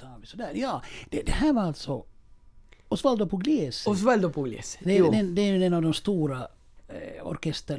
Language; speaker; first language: Swedish; native; Swedish